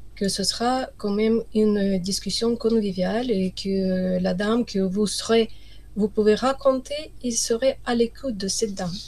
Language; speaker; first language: French; non-native, fluent; Ukrainian